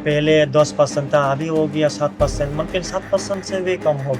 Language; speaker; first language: Hindi; non-native, learner; Bangla